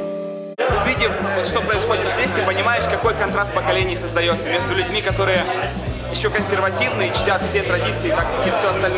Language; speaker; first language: Russian; native; Russian